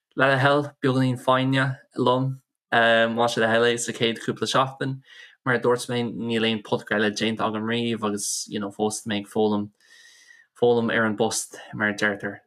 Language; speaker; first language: Irish; non-native, local second language; English